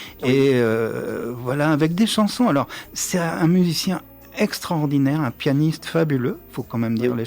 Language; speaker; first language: French; native; French